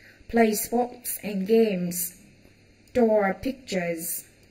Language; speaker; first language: English; non-native, fluent; Vietnamese